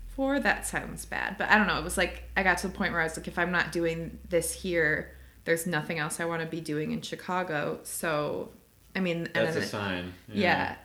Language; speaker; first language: English; native; English